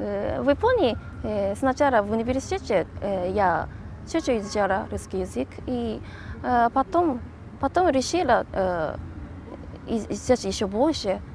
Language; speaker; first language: Russian; non-native, learner; Japanese